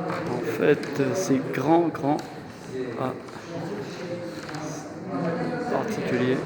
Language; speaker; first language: French; native; French